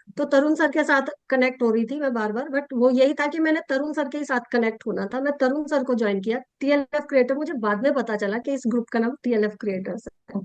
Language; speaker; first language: Hindi; native; Hindi